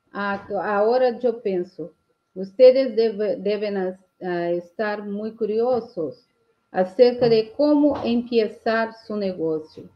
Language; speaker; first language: Portuguese; non-native, learner; Spanish